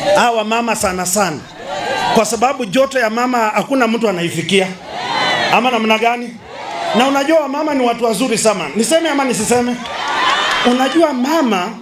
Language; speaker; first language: Swahili; non-native, local second language; Luyia